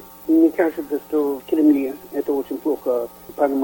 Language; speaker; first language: Russian; non-native, fluent; Swedish